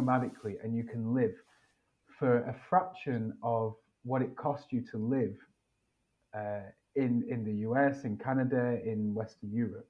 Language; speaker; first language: English; native; English